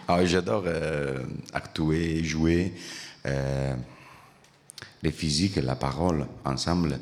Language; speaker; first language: French; non-native, learner; Italian